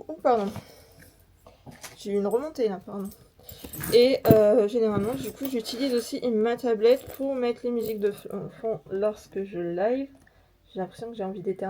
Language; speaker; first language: French; native; French